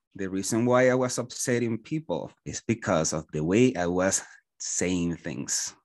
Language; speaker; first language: English; non-native, fluent; Spanish